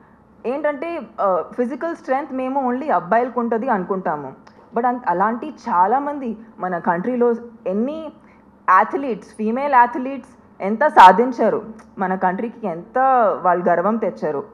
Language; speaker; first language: Telugu; non-native, fluent; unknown